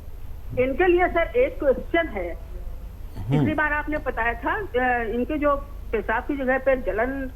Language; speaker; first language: Hindi; native; Hindi